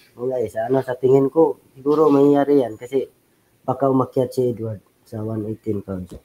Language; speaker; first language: Filipino; non-native, local second language; Cebuano